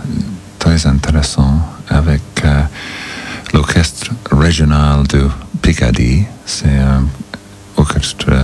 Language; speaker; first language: French; non-native, learner; English